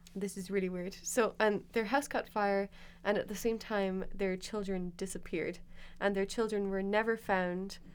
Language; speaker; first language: English; native; English